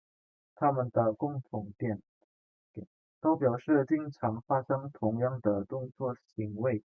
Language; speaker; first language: Chinese; non-native, fluent; Indonesian